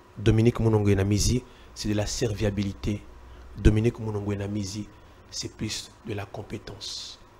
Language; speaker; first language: French; non-native, local second language; Luba-Lulua